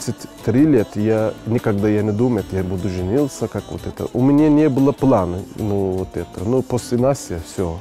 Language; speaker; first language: Russian; non-native, learner; Turkish